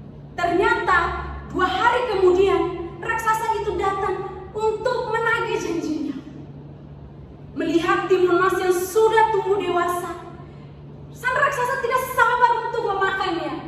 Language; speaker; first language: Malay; non-native, learner; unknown